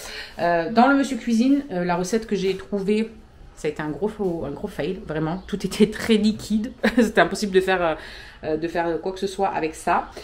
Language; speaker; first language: French; native; French